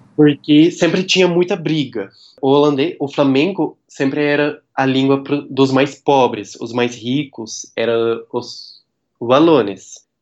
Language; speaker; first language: Portuguese; non-native, fluent; Dutch